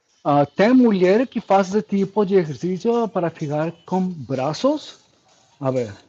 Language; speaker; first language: Portuguese; non-native, learner; English